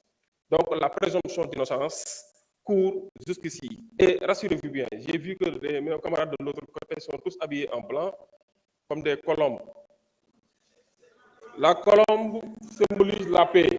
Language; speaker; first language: French; non-native, local second language; Wolof